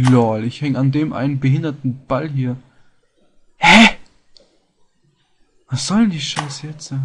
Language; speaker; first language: German; native; German